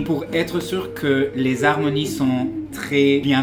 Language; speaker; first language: French; non-native, fluent; Arabic